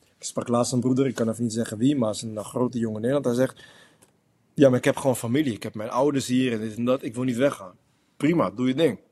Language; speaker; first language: Dutch; early bilingual, other home language; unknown